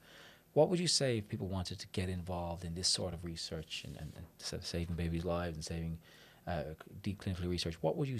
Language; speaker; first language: English; native; English